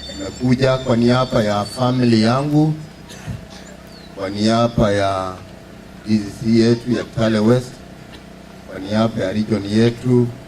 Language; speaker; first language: Swahili; non-native, local second language; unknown